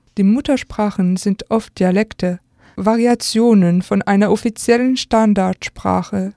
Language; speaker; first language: German; non-native, fluent; French